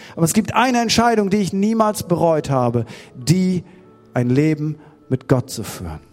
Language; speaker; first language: German; native; German